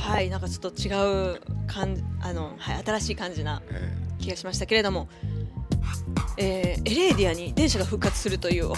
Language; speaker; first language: Japanese; native; Japanese